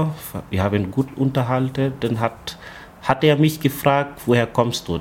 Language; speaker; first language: German; non-native, learner; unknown